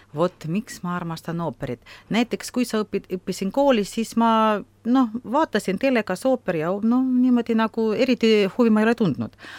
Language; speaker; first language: Estonian; non-native, local second language; Russian